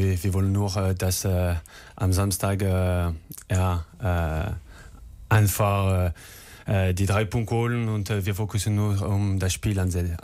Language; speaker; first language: German; non-native, learner; French